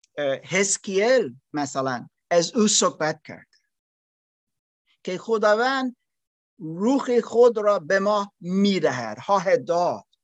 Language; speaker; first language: Persian; non-native, learner; German